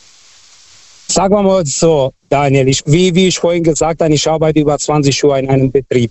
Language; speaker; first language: German; non-native, fluent; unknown